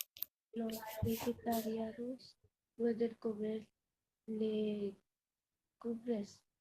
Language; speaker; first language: Spanish; non-native, learner; Bangla